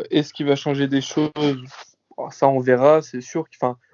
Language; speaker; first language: French; native; French